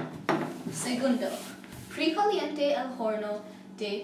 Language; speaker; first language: Spanish; non-native, learner; English